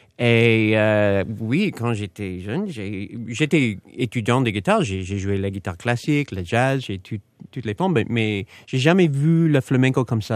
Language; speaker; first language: French; non-native, fluent; English